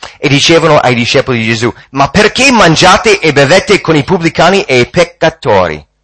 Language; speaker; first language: Italian; non-native, fluent; English